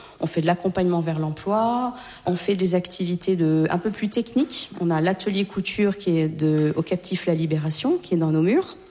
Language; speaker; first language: French; native; French